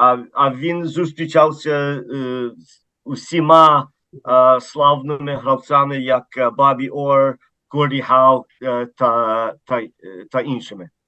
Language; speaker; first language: Ukrainian; early bilingual, heritage; Ukrainian